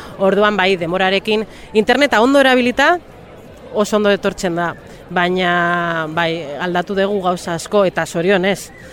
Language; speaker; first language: Basque; non-native, local second language; Spanish